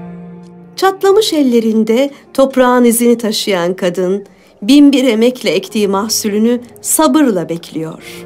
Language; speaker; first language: Turkish; native; Turkish